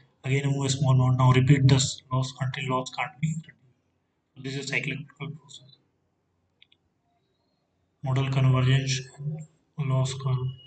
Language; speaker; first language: English; non-native, fluent; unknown